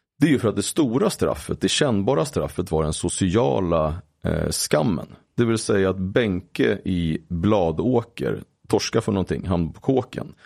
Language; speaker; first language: Swedish; native; Swedish